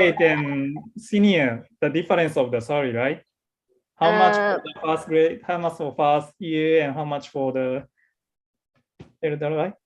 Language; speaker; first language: English; non-native, learner; Japanese